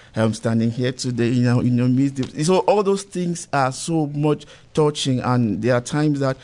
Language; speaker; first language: English; non-native, local second language; Igbo